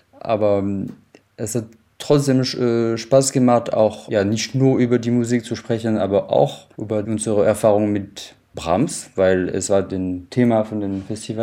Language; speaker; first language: German; non-native, fluent; French